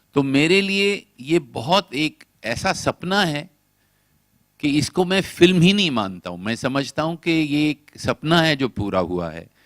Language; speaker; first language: Hindi; non-native, local second language; Kashmiri